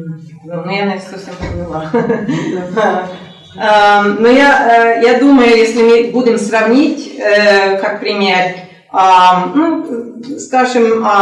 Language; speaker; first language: Russian; non-native, learner; Norwegian